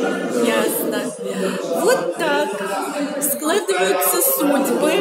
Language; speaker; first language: Russian; native; Russian